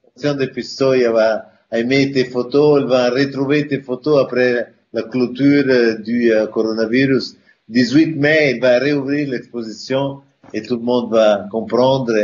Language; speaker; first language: French; non-native, fluent; Italian